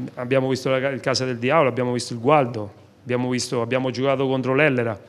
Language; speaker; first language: Italian; native; Italian